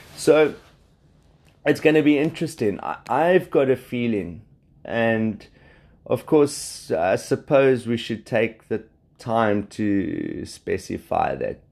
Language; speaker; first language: English; native; English